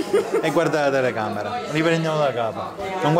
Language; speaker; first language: Italian; native; Italian